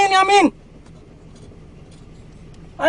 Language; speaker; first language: Arabic; non-native, learner; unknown